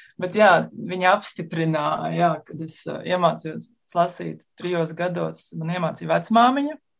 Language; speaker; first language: Latvian; native; Latvian